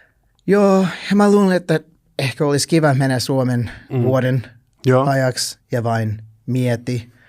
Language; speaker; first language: Finnish; non-native, learner; English